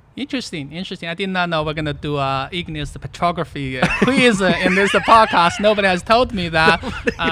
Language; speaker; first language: English; non-native, fluent; Chinese